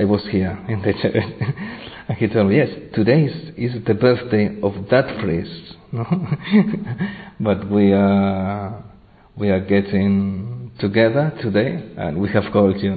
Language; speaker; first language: English; non-native, fluent; Spanish